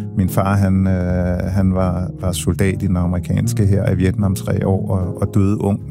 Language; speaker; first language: Danish; early bilingual, other home language; English